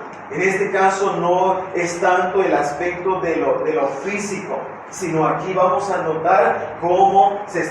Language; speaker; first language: Spanish; native; Spanish